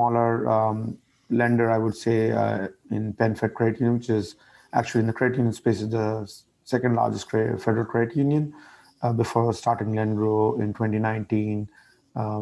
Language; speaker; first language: English; non-native, local second language; Hindi